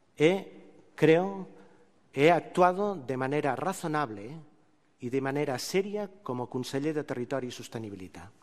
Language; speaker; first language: Spanish; non-native, local second language; Catalan